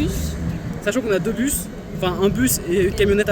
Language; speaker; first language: French; native; French